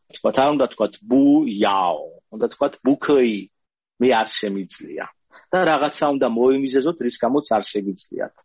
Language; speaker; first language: Georgian; native; Georgian